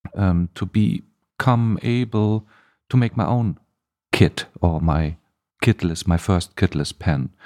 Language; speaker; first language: English; non-native, fluent; German